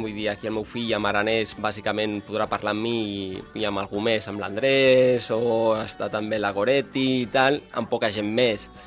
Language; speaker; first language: Catalan; non-native, local second language; Occitan